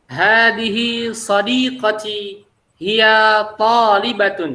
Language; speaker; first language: Arabic; non-native, fluent; Indonesian